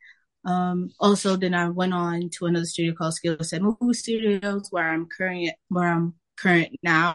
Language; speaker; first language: English; native; English